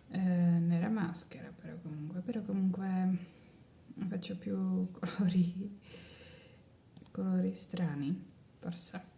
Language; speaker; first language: Italian; non-native, learner; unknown